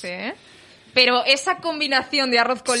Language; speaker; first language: Spanish; native; Spanish